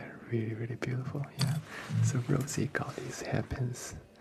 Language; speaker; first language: English; non-native, fluent; Chinese